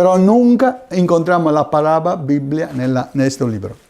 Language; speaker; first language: Spanish; non-native, fluent; Italian